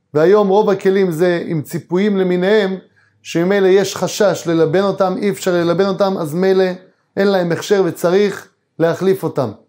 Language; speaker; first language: Hebrew; native; Hebrew